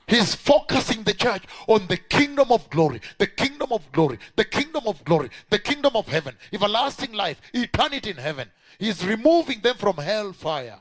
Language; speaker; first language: English; non-native, local second language; Luo (Kenya and Tanzania)